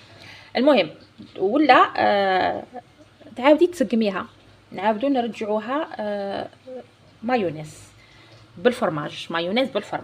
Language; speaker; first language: Arabic; native; Arabic